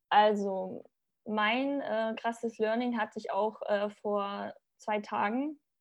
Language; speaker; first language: German; early bilingual, other home language; Bosnian